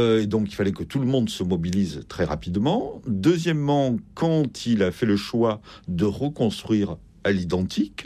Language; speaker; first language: French; native; French